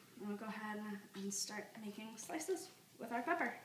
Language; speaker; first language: English; native; English